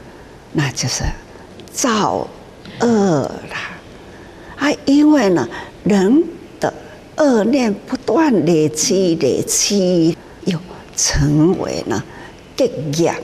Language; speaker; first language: Chinese; non-native, local second language; Min Nan Chinese